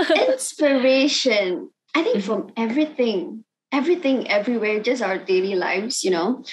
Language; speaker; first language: English; non-native, local second language; Cantonese